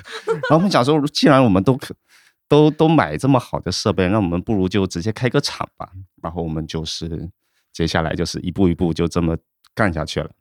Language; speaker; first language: Chinese; native; Chinese